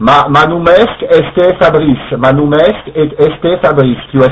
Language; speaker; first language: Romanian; non-native, learner; French